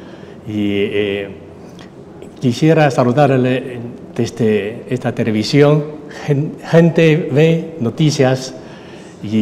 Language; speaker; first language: Spanish; non-native, fluent; Chinese